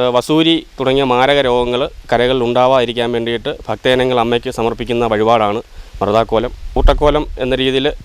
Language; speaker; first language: Malayalam; native; Malayalam